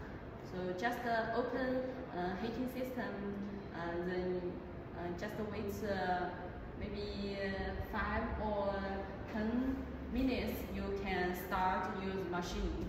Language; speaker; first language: English; non-native, learner; Chinese